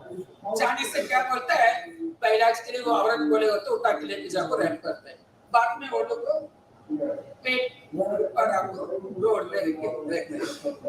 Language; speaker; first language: Hindi; non-native, local second language; Tamil